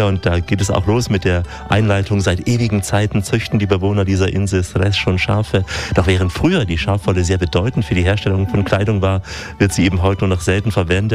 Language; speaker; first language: German; native; German